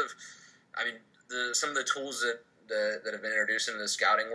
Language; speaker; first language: English; native; English